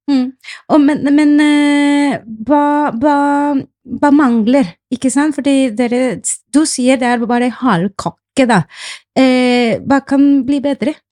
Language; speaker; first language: Norwegian; non-native, fluent; Spanish